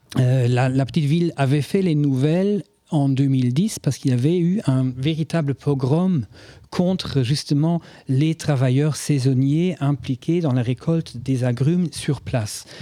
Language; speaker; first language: French; non-native, fluent; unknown